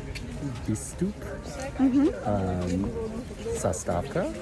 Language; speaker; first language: Czech; non-native, learner; English